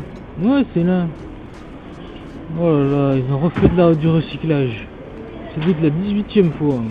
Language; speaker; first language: French; native; French